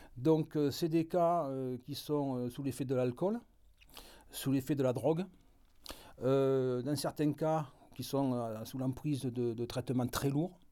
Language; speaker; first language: French; native; French